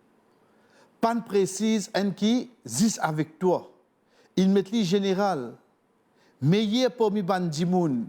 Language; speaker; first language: French; non-native, local second language; Morisyen